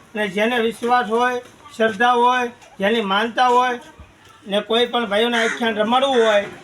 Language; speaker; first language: Gujarati; native; Gujarati